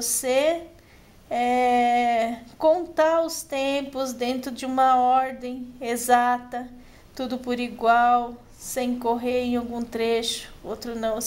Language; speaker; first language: Portuguese; native; Portuguese